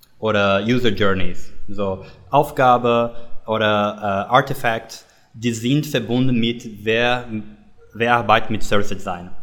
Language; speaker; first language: German; non-native, learner; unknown